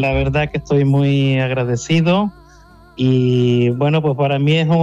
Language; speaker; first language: Spanish; native; Spanish